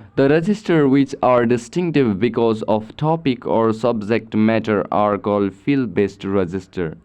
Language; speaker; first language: English; non-native, local second language; Nepali